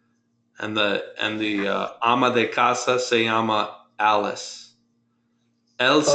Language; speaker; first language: Spanish; non-native, fluent; English